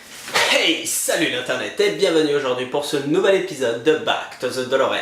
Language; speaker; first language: French; native; French